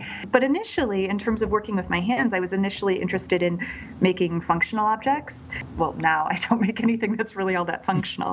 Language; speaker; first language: English; native; English